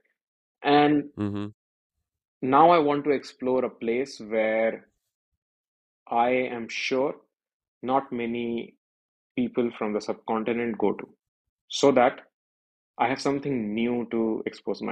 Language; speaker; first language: English; non-native, local second language; Hindi